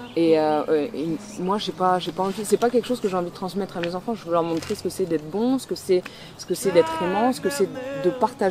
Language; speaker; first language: French; native; French